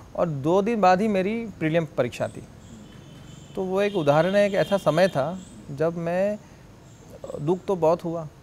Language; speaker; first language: Hindi; non-native, local second language; Marathi